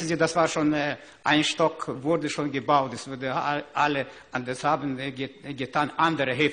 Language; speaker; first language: German; non-native, learner; Ukrainian